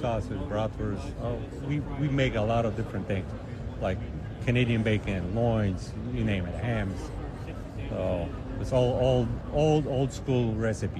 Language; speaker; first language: English; non-native, fluent; Polish